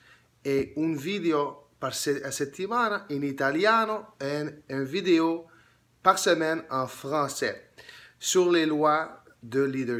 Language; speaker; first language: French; non-native, learner; English